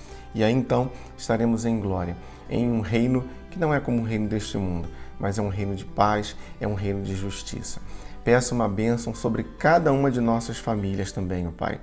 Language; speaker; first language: Portuguese; native; Portuguese